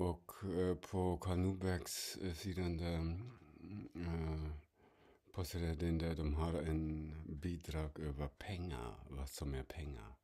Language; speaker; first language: Swedish; non-native, fluent; German